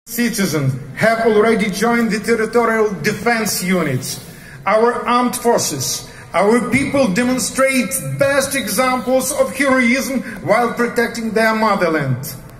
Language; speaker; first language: English; non-native, fluent; Ukrainian